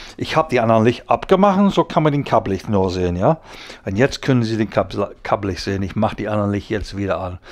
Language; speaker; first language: German; non-native, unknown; English